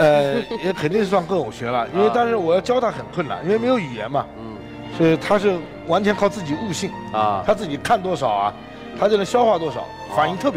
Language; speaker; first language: Chinese; native; Chinese